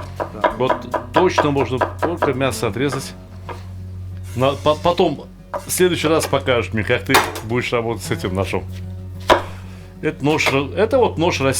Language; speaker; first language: Russian; native; Russian